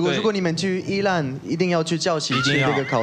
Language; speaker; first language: Chinese; non-native, fluent; French